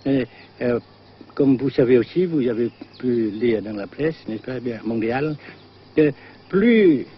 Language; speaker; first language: French; non-native, fluent; Vietnamese